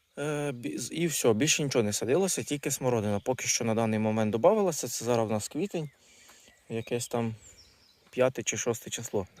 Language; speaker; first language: Ukrainian; non-native, local second language; Russian